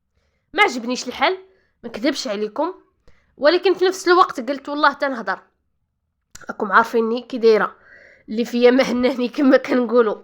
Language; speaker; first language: Arabic; native; Arabic